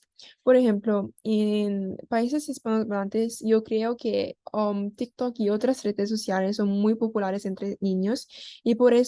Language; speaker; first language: Spanish; non-native, learner; Korean